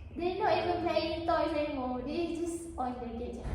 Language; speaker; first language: English; non-native, learner; Malay